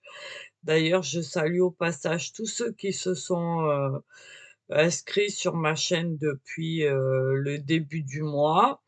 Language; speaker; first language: French; native; French